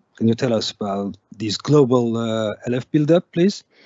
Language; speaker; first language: English; non-native, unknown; French